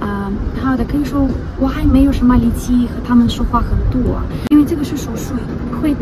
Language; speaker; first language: Chinese; non-native, learner; Ukrainian